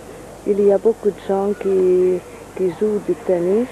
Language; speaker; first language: French; non-native, fluent; Hungarian